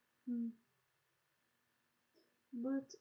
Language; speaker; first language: English; non-native, learner; Russian